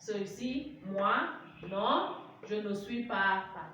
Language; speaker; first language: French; non-native, fluent; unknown